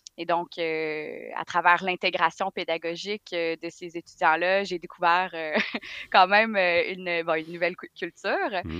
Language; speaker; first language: French; native; French